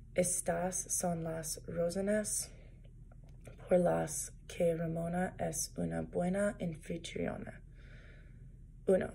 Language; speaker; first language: Spanish; non-native, learner; English